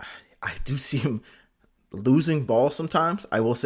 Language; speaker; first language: English; native; English